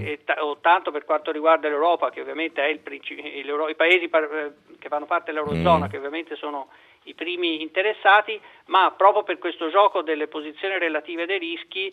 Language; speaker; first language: Italian; native; Italian